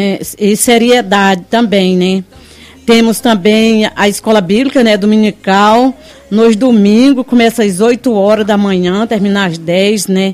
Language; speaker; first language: Portuguese; native; Portuguese